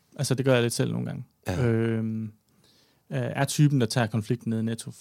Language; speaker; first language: Danish; native; Danish